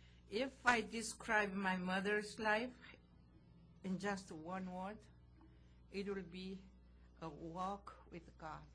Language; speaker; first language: English; non-native, fluent; Korean